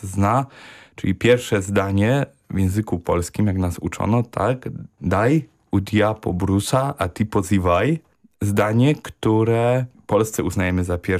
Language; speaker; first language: Polish; non-native, local second language; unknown